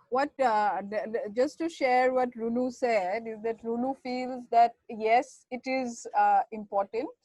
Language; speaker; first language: English; non-native, local second language; Assamese